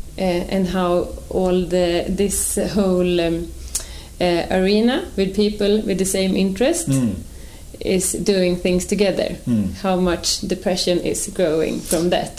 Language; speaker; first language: English; non-native, fluent; Swedish